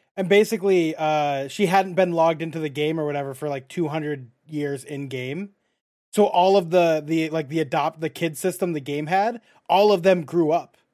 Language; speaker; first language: English; native; English